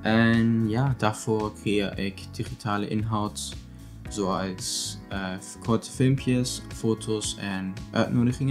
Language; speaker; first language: Dutch; non-native, fluent; German